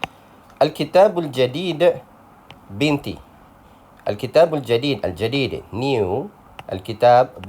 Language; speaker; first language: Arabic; non-native, fluent; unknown